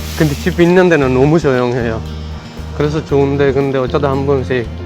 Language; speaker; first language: Korean; non-native, fluent; Sinhala